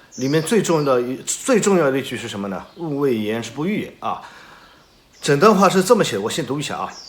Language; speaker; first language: Chinese; native; Chinese